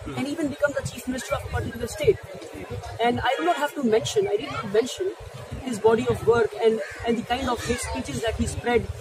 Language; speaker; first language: English; non-native, local second language; Urdu